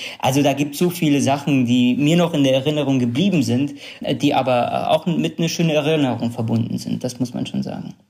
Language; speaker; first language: German; early bilingual, other home language; Kurdish